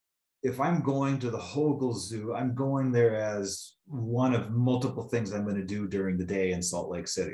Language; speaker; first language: English; native; English